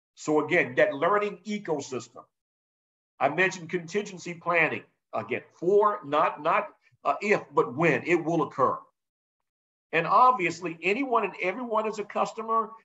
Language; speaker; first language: English; native; English